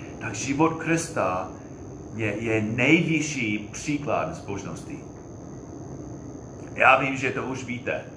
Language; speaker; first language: Czech; non-native, fluent; English